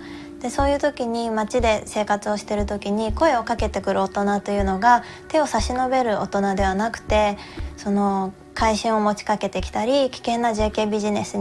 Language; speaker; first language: Japanese; native; Japanese